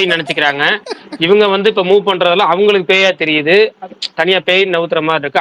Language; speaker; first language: Tamil; native; Tamil